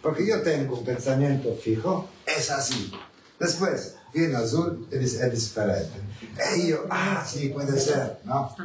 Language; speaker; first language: Spanish; non-native, learner; Italian